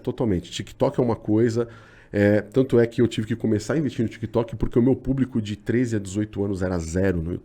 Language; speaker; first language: Portuguese; native; Portuguese